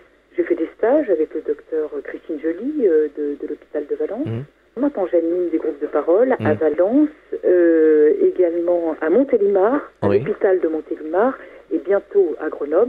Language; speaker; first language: French; native; French